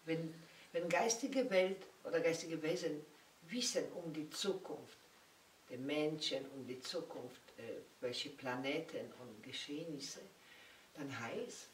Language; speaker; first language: German; non-native, learner; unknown